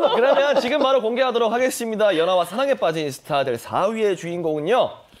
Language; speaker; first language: Korean; native; Korean